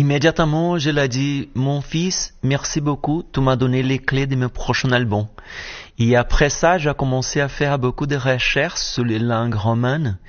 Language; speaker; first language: French; non-native, fluent; Portuguese